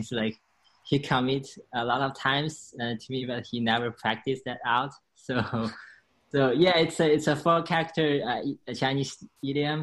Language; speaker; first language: English; non-native, fluent; Chinese